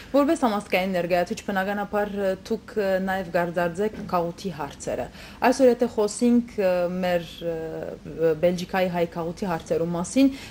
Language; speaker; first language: Armenian; native; Armenian